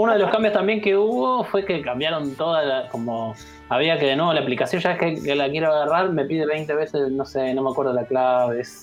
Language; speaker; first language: Spanish; native; Spanish